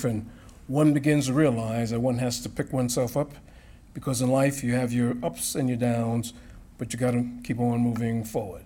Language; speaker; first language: English; native; English